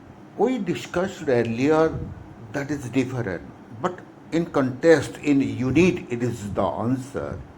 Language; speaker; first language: English; non-native, local second language; Odia